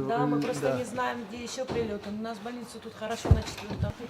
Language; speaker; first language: Russian; native; Russian